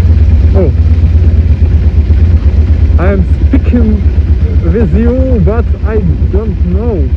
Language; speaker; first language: English; non-native, learner; Russian